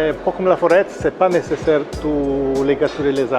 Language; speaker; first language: French; non-native, local second language; Italian